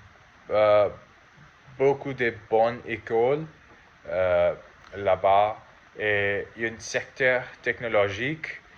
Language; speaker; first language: French; non-native, learner; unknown